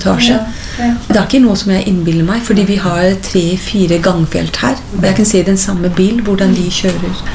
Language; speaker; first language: Norwegian; non-native, fluent; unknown